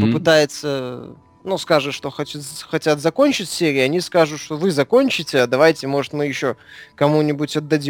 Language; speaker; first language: Russian; native; Russian